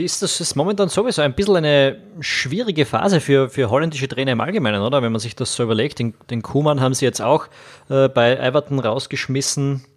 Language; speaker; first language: German; native; German